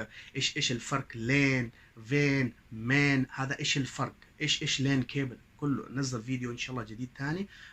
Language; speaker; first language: Arabic; non-native, learner; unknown